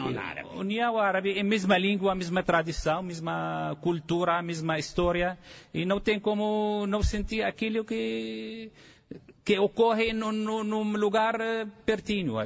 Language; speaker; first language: Portuguese; non-native, fluent; Arabic